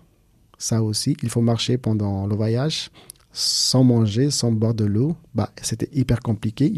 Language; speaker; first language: French; non-native, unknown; Persian